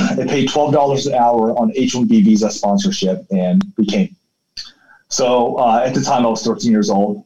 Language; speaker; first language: English; early bilingual, other home language; Chinese